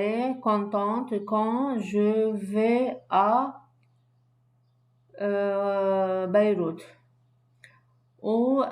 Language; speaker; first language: French; non-native, fluent; Arabic